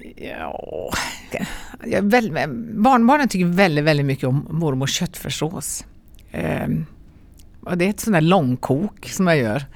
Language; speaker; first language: Swedish; native; Swedish